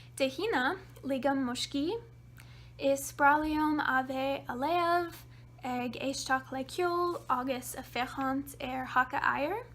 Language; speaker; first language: Irish; non-native, learner; English